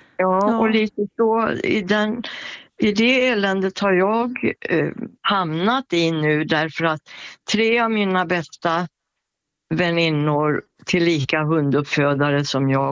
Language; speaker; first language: Swedish; native; Swedish